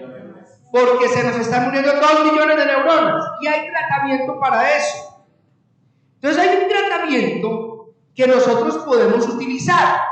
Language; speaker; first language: Spanish; native; Spanish